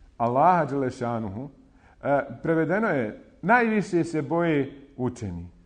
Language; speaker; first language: Bosnian; native; Bosnian